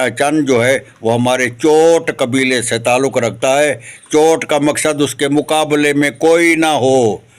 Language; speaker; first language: Urdu; non-native, local second language; Sindhi